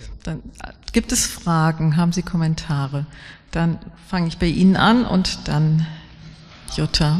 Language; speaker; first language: German; native; German